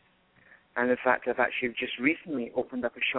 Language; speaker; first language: English; native; English